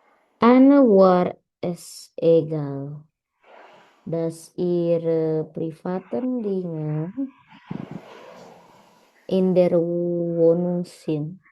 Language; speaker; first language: German; non-native, learner; Indonesian